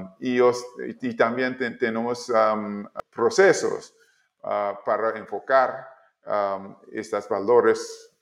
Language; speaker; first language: Spanish; non-native, learner; English